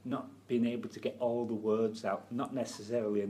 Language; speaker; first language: English; native; English